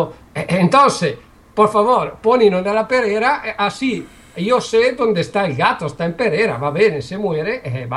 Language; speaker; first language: Spanish; non-native, learner; Italian